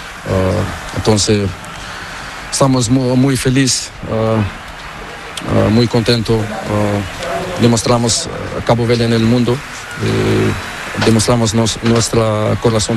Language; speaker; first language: Spanish; non-native, learner; Portuguese